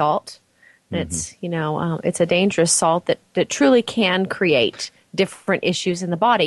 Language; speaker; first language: English; native; English